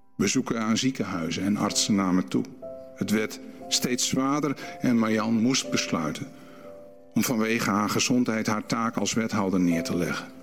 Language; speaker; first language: Dutch; native; Dutch